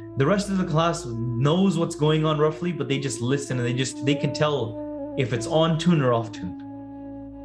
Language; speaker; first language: English; early bilingual, other home language; Punjabi